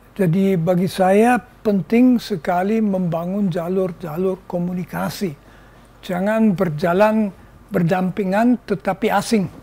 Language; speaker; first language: Indonesian; non-native, fluent; German